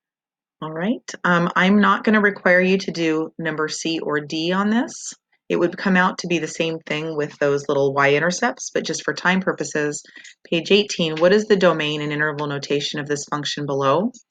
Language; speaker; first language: English; native; English